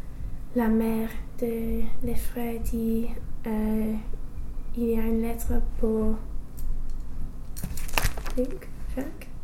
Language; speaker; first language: French; non-native, learner; English